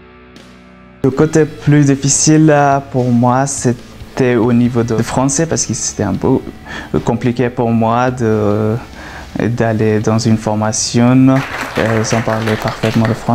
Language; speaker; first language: French; non-native, fluent; Persian